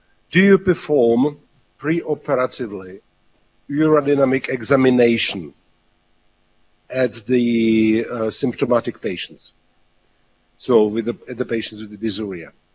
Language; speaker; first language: English; non-native, fluent; Czech